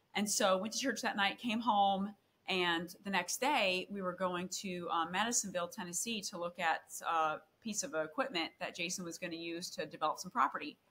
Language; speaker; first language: English; native; English